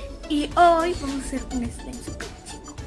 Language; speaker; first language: Spanish; native; Spanish